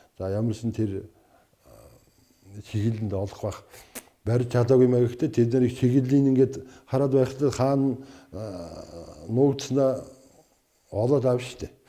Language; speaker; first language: Mongolian; non-native, local second language; Kazakh